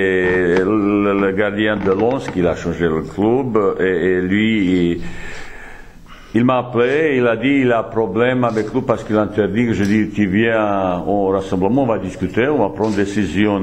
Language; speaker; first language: French; non-native, fluent; Bosnian